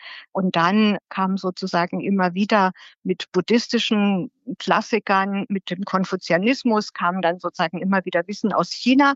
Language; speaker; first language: German; native; German